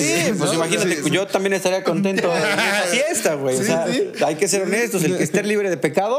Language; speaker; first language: Spanish; native; Spanish